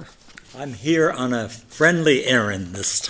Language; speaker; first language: English; native; English